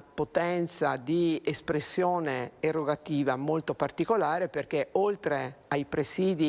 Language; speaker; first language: Italian; native; Italian